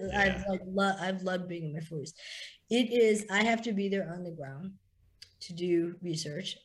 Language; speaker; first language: English; native; English